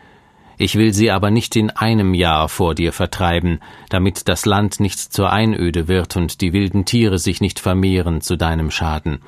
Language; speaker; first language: German; native; German